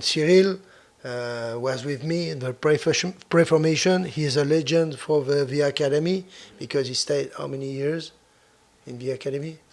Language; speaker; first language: English; non-native, fluent; French